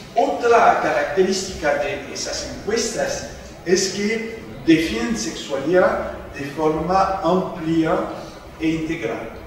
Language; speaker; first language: Spanish; non-native, fluent; French